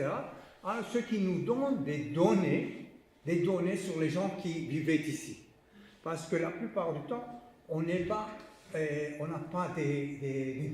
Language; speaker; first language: French; non-native, fluent; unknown